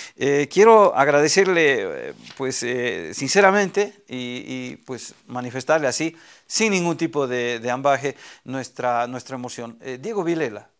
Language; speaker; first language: Spanish; native; Spanish